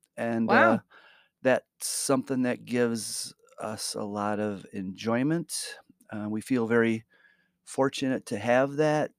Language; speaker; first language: English; native; English